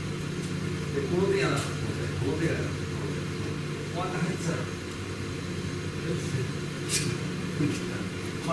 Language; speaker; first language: Japanese; native; Japanese